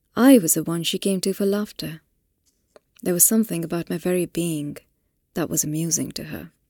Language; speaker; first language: English; non-native, local second language; Hindi